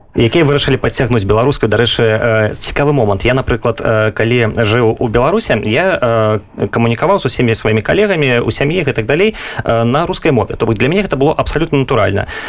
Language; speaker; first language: Belarusian; non-native, local second language; Russian